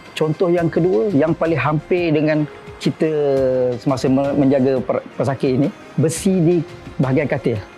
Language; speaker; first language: Malay; non-native, learner; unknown